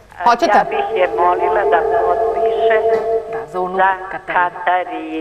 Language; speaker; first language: Serbian; native; Serbian